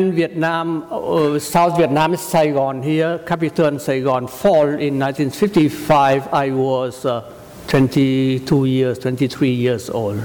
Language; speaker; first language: English; non-native, learner; Vietnamese